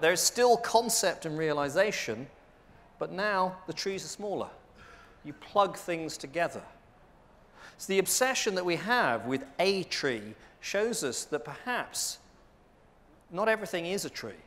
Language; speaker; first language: English; early bilingual, other home language; Portuguese